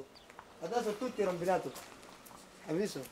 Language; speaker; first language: Italian; non-native, learner; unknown